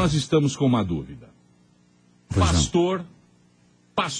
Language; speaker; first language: Portuguese; native; Portuguese